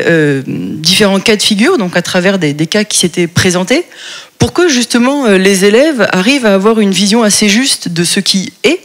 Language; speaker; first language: French; native; French